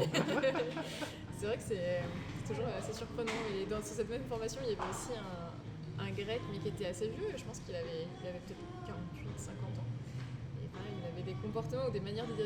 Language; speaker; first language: French; native; French